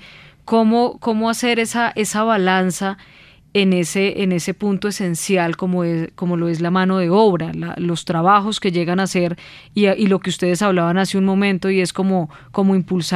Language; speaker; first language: Spanish; native; Spanish